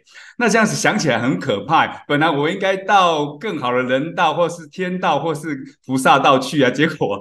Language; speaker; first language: Chinese; native; Chinese